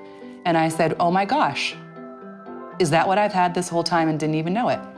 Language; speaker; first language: English; native; English